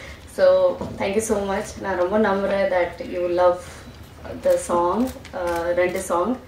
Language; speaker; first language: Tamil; non-native, learner; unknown